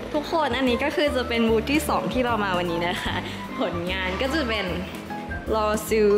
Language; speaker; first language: Thai; early bilingual, heritage; Thai